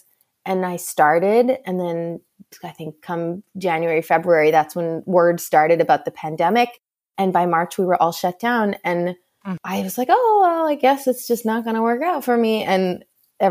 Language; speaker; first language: English; native; English